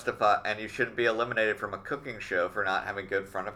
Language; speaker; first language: English; native; English